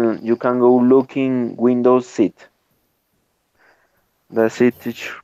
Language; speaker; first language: English; non-native, learner; Spanish